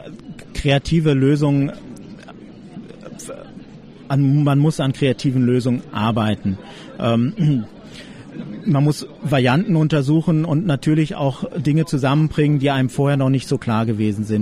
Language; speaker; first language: German; native; German